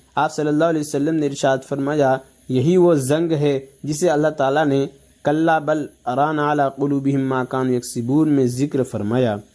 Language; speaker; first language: Urdu; native; Urdu